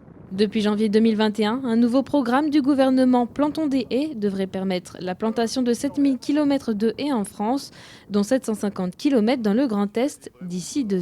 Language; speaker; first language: French; native; French